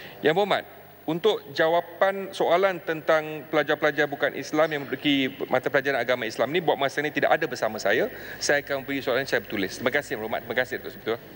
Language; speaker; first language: Malay; native; Malay